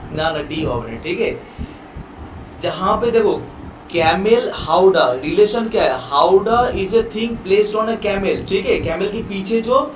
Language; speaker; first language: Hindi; non-native, local second language; Bangla